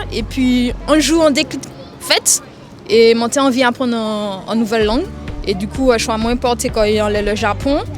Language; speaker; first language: French; non-native, local second language; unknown